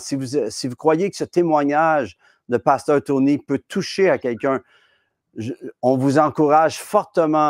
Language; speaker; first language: French; native; French